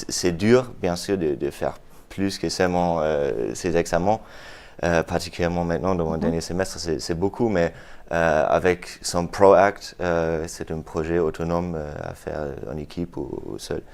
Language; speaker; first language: French; non-native, fluent; German